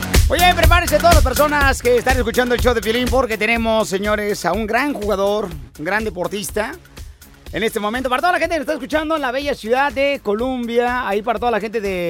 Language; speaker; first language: Spanish; native; Spanish